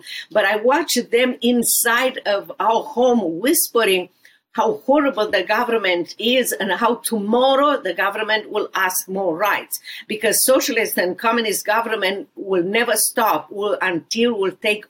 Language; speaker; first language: English; non-native, fluent; Romanian